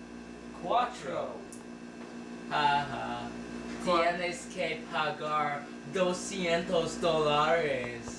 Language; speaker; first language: Spanish; non-native, learner; English